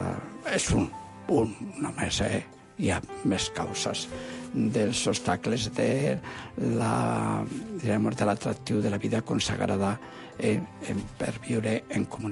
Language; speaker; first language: Catalan; non-native, local second language; Spanish